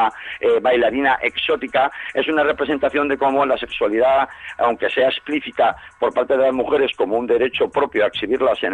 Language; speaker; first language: Spanish; native; Spanish